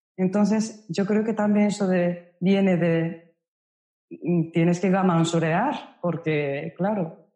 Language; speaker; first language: Spanish; non-native, fluent; Japanese